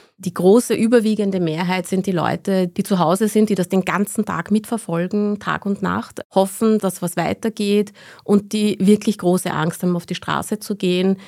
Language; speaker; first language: German; early bilingual, other home language; Persian